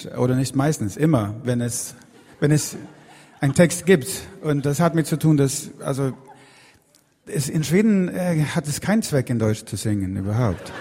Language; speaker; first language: German; non-native, fluent; Swedish